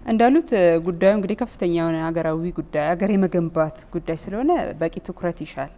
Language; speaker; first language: Amharic; native; Amharic